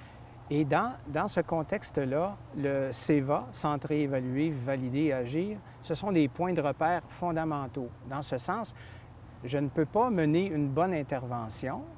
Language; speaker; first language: French; native; French